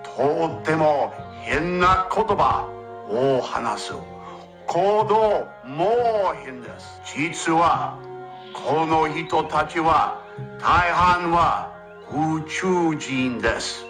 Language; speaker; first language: Japanese; non-native, learner; English